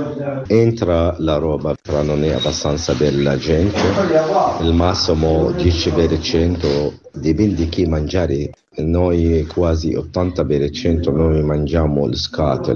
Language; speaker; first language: Italian; non-native, learner; Arabic